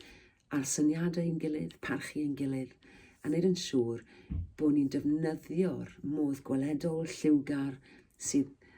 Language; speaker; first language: Welsh; native; Welsh